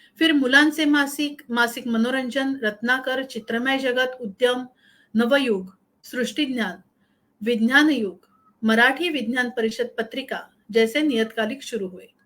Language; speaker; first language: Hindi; non-native, local second language; Marathi